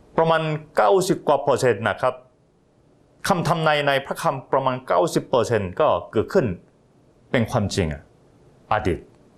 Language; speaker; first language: Thai; non-native, fluent; Korean